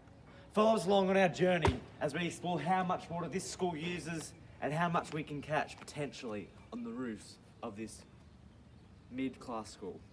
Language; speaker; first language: English; native; English